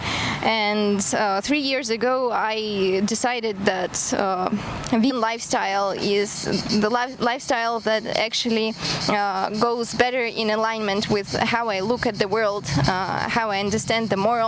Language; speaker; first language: English; non-native, fluent; Kazakh